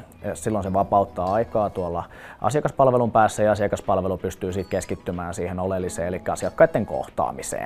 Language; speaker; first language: Finnish; native; Finnish